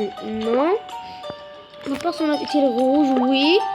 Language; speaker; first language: French; non-native, local second language; Arabic